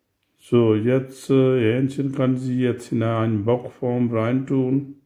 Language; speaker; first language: German; non-native, learner; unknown